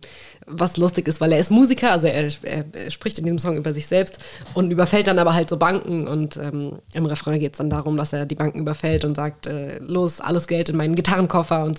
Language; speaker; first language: German; native; German